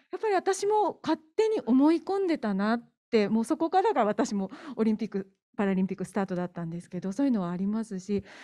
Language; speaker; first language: Japanese; native; Japanese